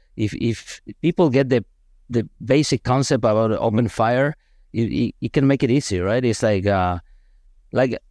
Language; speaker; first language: English; non-native, fluent; Spanish